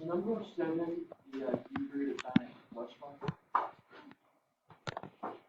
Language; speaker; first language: English; native; English